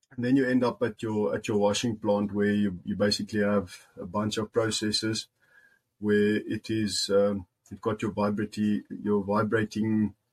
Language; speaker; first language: English; non-native, local second language; Afrikaans